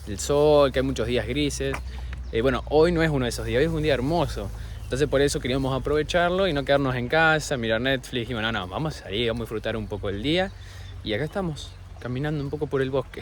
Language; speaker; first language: Spanish; native; Spanish